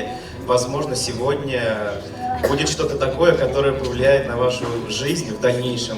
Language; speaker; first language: Russian; native; Russian